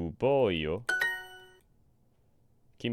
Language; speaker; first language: Korean; non-native, learner; English